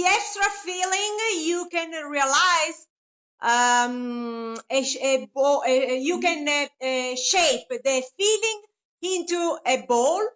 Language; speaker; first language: English; non-native, fluent; Italian